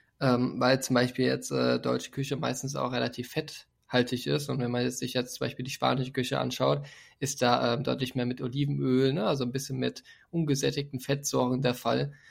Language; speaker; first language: German; native; German